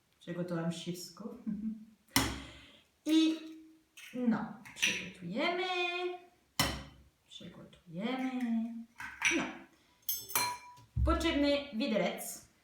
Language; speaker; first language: Polish; non-native, learner; French